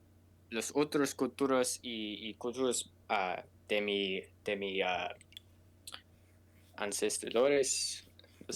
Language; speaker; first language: Spanish; non-native, learner; English